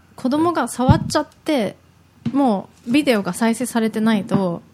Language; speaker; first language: Japanese; early bilingual, heritage; Japanese